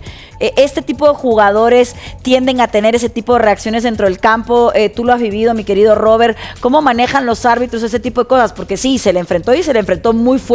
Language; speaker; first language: Spanish; native; Spanish